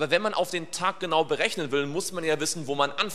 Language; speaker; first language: German; native; German